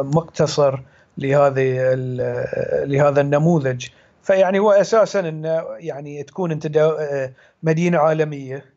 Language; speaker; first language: Arabic; native; Arabic